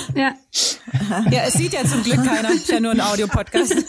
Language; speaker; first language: German; native; German